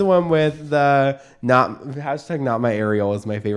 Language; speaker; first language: English; native; English